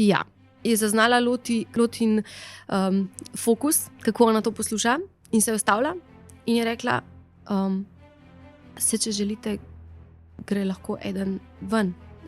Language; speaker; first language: Slovenian; native; Slovenian